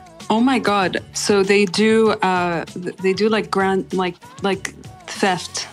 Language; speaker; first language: English; non-native, fluent; Arabic